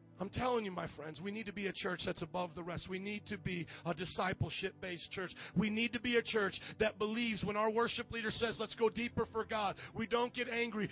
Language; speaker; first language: English; native; English